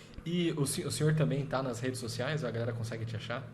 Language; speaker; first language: Portuguese; native; Portuguese